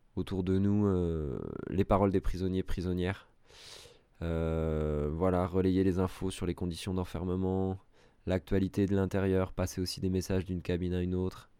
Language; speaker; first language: French; native; French